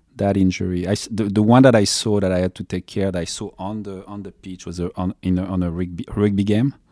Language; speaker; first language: English; non-native, fluent; French